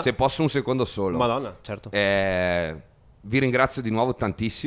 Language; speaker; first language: Italian; native; Italian